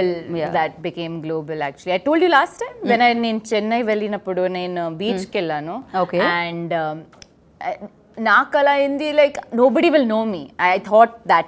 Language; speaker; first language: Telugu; non-native, learner; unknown